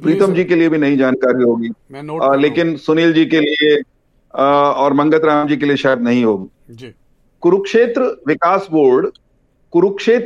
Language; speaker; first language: Hindi; native; Hindi